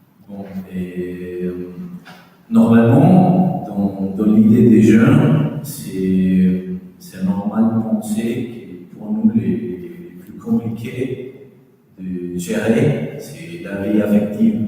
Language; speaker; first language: French; non-native, fluent; Spanish